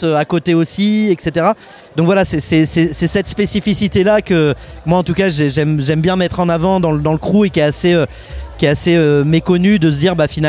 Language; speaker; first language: French; native; French